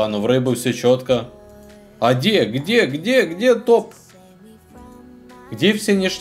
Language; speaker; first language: Russian; native; Russian